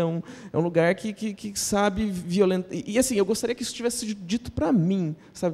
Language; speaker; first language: Portuguese; native; Portuguese